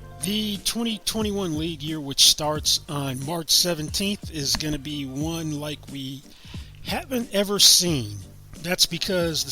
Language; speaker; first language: English; native; English